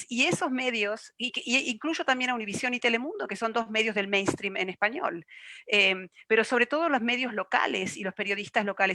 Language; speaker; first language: Spanish; native; Spanish